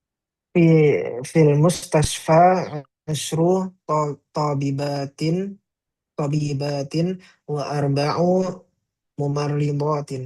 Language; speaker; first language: Arabic; non-native, learner; Indonesian